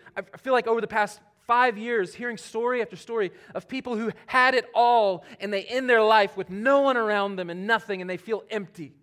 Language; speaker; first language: English; native; English